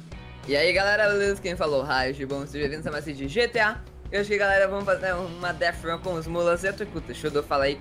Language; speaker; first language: Portuguese; native; Portuguese